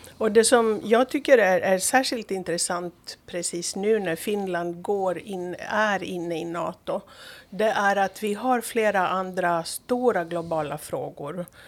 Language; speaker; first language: Swedish; non-native, fluent; Greek